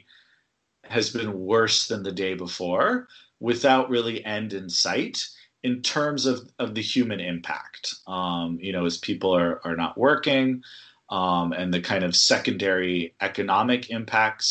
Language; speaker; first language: English; native; English